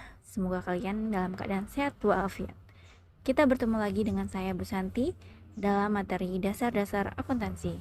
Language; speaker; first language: Indonesian; native; Indonesian